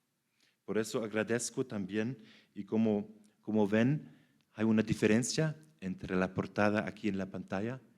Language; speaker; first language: Spanish; non-native, fluent; German